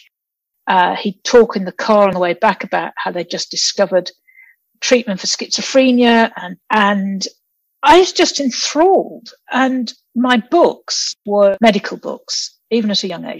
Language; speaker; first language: English; native; English